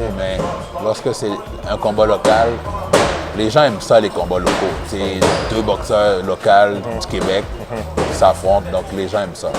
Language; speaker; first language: French; early bilingual, other home language; Haitian Creole